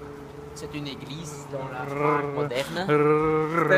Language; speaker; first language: French; non-native, learner; Dutch